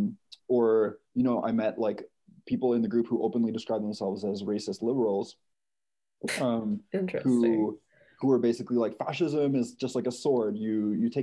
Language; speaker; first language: English; native; English